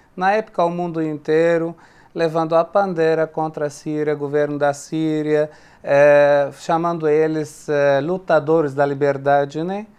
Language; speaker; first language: Portuguese; non-native, fluent; Arabic